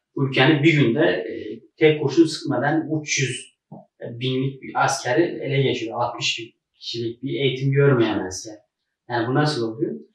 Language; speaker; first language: Turkish; non-native, fluent; Uzbek